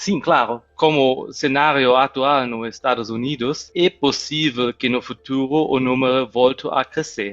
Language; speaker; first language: Portuguese; non-native, fluent; German